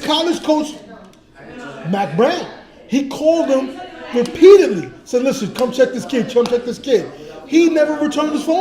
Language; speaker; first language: English; native; English